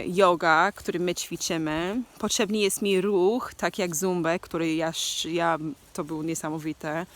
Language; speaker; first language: Polish; non-native, learner; English